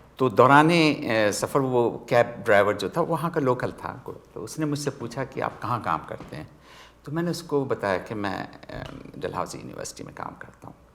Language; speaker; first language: Urdu; native; Urdu